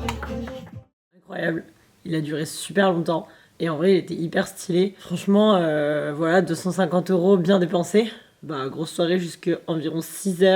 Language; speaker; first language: French; native; French